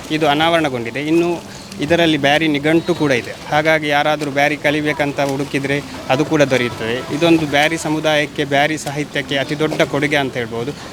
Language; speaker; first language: Kannada; non-native, local second language; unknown